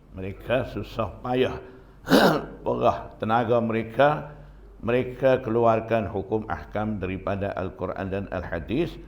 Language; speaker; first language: Malay; non-native, fluent; Burmese